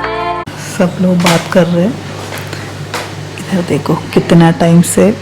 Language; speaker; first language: Hindi; non-native, local second language; Malayalam